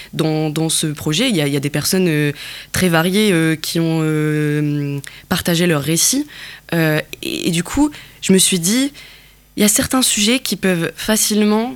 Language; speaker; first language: French; non-native, local second language; Kabyle